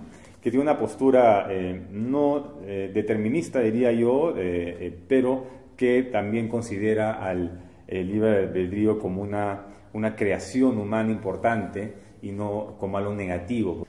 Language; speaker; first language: Spanish; native; Spanish